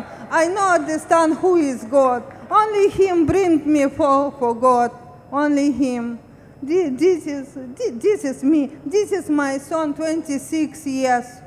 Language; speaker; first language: English; non-native, learner; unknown